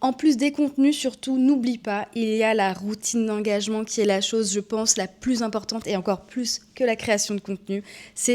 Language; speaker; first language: French; native; French